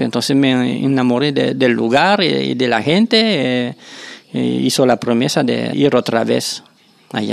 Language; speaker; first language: Spanish; non-native, fluent; French